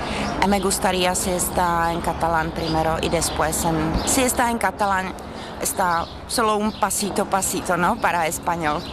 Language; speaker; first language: Spanish; non-native, fluent; Czech